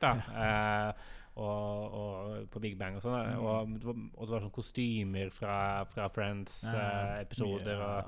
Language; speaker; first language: Norwegian; native; Norwegian